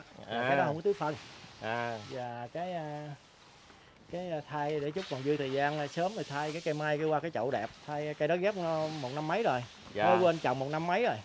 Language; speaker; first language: Vietnamese; native; Vietnamese